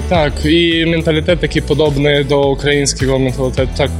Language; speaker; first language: Polish; non-native, learner; Ukrainian